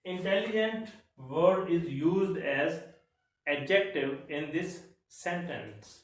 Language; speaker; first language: English; non-native, local second language; Punjabi